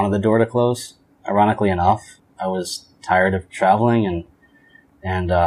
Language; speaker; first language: English; native; English